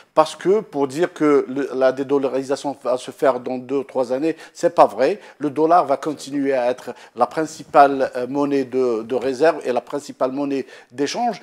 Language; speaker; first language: French; non-native, local second language; Arabic